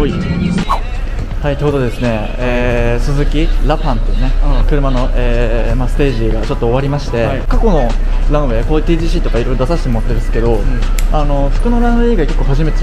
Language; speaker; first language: Japanese; native; Japanese